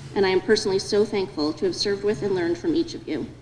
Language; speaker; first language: English; native; English